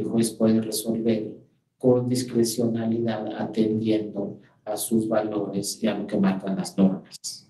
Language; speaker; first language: Spanish; native; Spanish